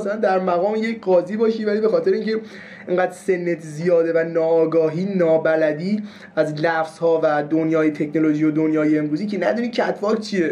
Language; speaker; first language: Persian; native; Persian